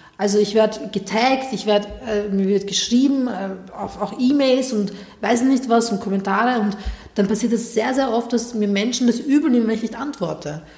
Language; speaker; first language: German; early bilingual, other home language; Bosnian